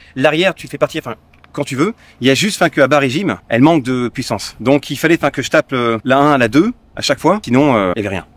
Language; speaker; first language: French; native; French